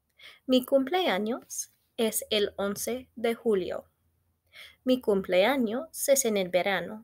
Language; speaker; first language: Spanish; non-native, fluent; English